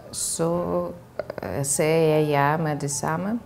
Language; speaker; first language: Danish; non-native, fluent; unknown